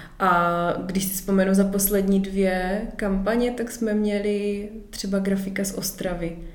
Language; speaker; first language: Czech; native; Czech